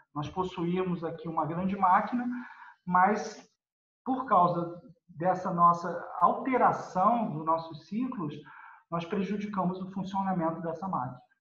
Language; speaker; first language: Portuguese; native; Portuguese